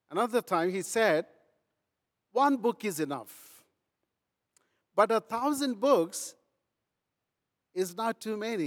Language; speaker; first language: English; non-native, local second language; Telugu